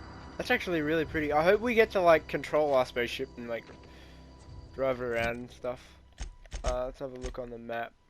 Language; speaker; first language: English; native; English